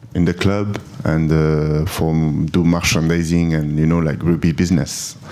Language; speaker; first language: English; non-native, learner; French